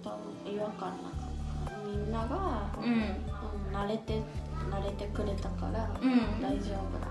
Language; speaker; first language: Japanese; early bilingual, other home language; Indonesian